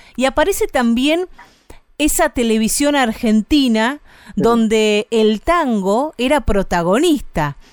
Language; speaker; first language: Spanish; native; Spanish